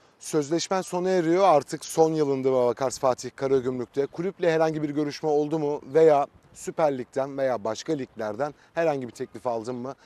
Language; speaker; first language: Turkish; native; Turkish